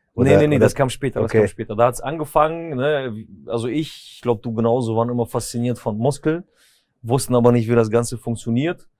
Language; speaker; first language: German; early bilingual, other home language; Russian